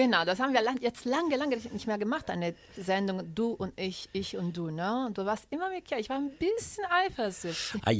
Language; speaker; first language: German; non-native, fluent; Italian